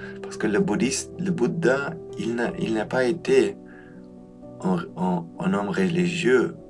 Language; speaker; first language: French; non-native, learner; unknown